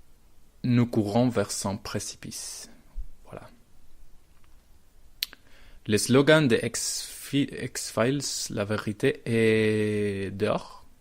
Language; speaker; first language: French; non-native, learner; Spanish